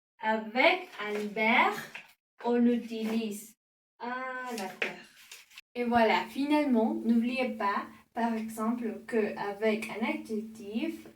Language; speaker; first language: French; non-native, learner; Spanish